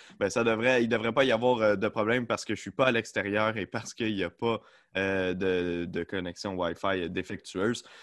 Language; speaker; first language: French; native; French